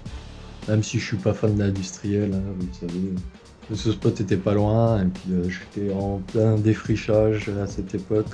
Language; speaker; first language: French; native; French